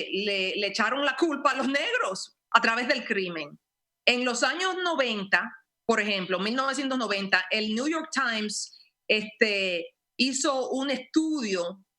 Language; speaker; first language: Spanish; early bilingual, heritage; Spanish